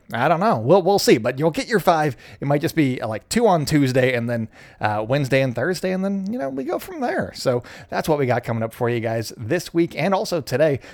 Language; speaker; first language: English; native; English